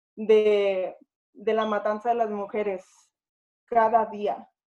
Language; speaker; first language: Spanish; early bilingual, other home language; English